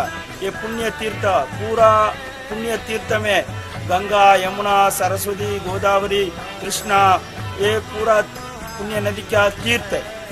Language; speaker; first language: Hindi; non-native, local second language; Marathi